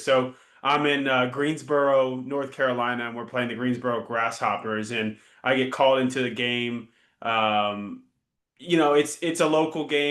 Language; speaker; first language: English; native; English